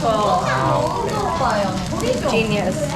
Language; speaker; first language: English; non-native, fluent; Japanese